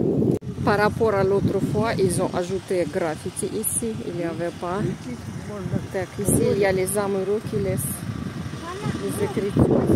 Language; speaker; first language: French; non-native, fluent; Russian